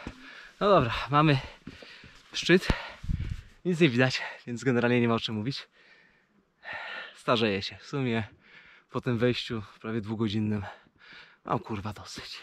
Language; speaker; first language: Polish; native; Polish